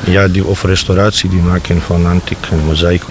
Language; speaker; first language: Dutch; non-native, learner; Bosnian